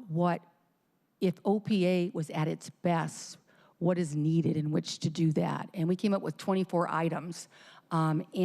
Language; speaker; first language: English; native; English